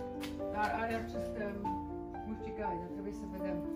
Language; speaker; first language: Romanian; non-native, learner; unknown